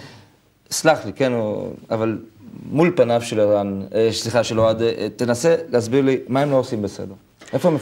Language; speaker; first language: Hebrew; native; Hebrew